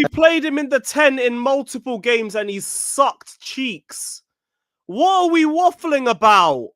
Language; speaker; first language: English; native; English